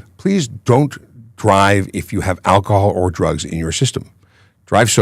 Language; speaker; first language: English; native; English